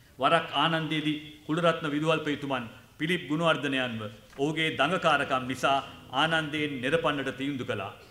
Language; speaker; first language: Sinhala; non-native, local second language; Tamil